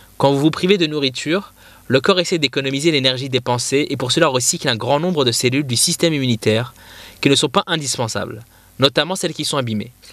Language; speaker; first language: French; non-native, local second language; Arabic